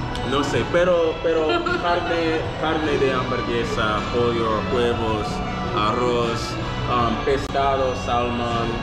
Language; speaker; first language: Spanish; non-native, learner; English